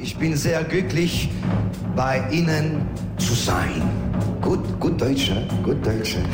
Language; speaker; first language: German; non-native, learner; French